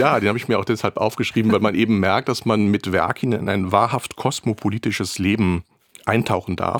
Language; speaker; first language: German; native; German